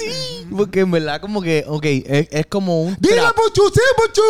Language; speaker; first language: Spanish; native; Spanish